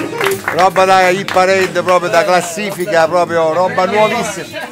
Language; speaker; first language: Italian; native; Italian